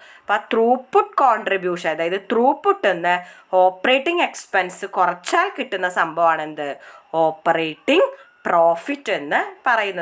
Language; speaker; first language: Malayalam; native; Malayalam